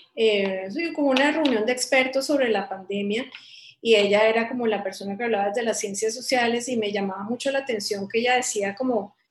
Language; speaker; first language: Spanish; native; Spanish